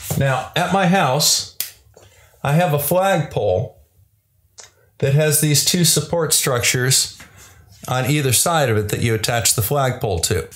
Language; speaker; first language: English; native; English